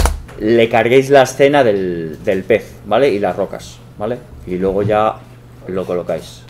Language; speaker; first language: Spanish; native; Spanish